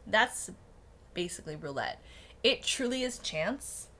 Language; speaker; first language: English; native; English